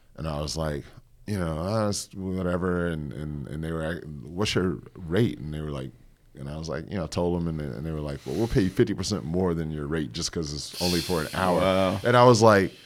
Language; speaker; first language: English; native; English